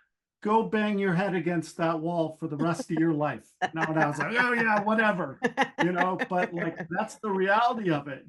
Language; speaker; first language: English; native; English